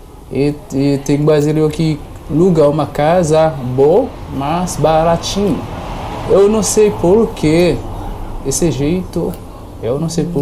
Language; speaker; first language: Portuguese; non-native, learner; Haitian Creole